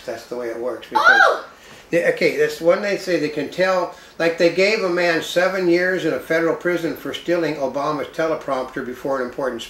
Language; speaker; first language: English; native; English